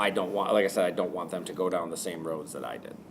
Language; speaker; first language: English; native; English